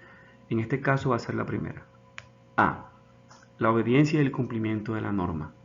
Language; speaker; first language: Spanish; native; Spanish